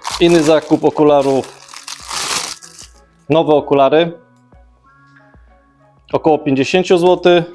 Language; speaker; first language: Polish; native; Polish